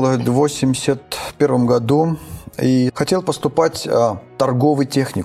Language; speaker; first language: Russian; non-native, local second language; Armenian